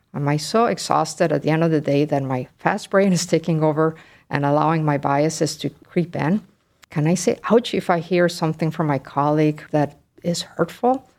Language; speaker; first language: English; early bilingual, other home language; Spanish